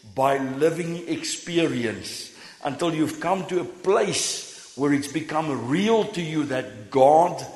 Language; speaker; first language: English; non-native, local second language; Afrikaans